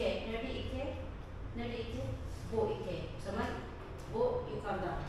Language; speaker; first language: Turkish; non-native, learner; Filipino